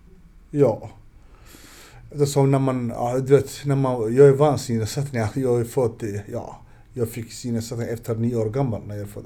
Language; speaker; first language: Swedish; non-native, learner; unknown